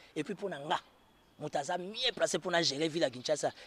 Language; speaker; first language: French; non-native, local second language; Lingala